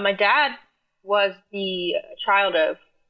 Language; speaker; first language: English; native; English